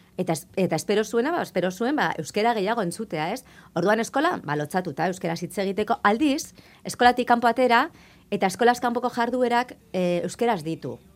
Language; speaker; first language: Basque; native; Basque